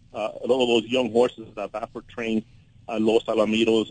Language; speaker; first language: English; early bilingual, other home language; Spanish